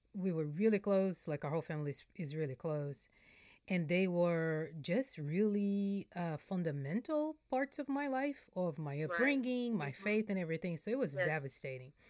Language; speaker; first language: English; non-native, fluent; Portuguese